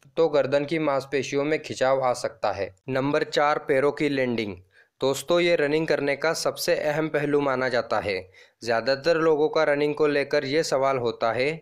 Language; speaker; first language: Hindi; non-native, local second language; Marathi